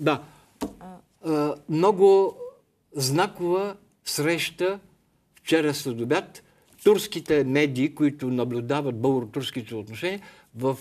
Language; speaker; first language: Bulgarian; native; Bulgarian